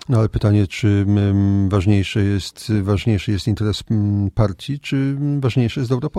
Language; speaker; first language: Polish; native; Polish